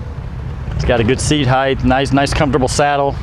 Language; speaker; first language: English; native; English